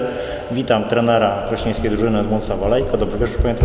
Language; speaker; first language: Polish; native; Polish